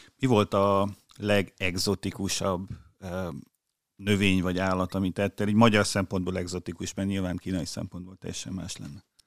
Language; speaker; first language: Hungarian; native; Hungarian